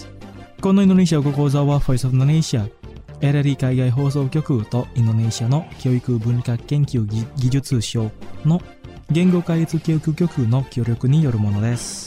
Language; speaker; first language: Japanese; non-native, fluent; Indonesian